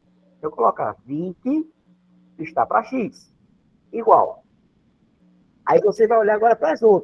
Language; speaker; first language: Portuguese; native; Portuguese